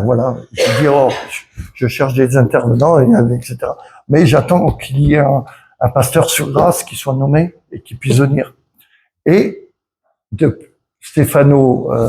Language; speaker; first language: French; native; French